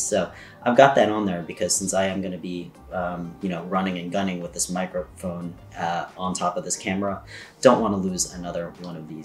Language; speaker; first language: English; native; English